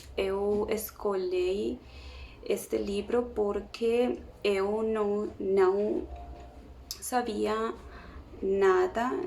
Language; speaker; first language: Portuguese; non-native, learner; Spanish